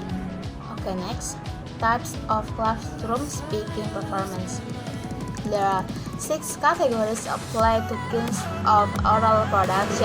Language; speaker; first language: English; non-native, learner; Indonesian